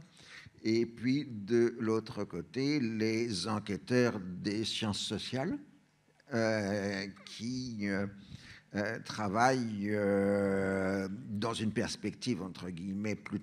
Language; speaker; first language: French; native; French